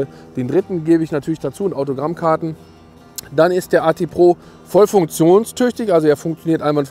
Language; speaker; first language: German; native; German